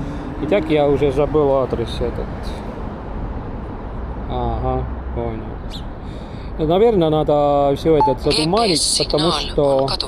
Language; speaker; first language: Russian; non-native, local second language; Estonian